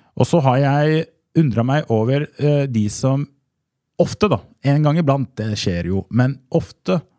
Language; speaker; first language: Norwegian; early bilingual, other home language; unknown